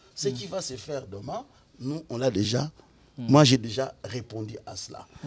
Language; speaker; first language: French; non-native, local second language; Lingala